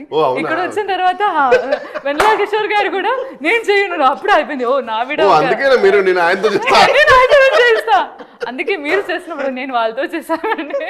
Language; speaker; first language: Telugu; non-native, learner; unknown